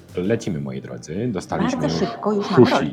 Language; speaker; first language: Polish; native; Polish